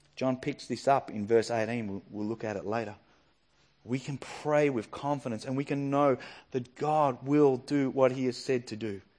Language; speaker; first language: English; native; English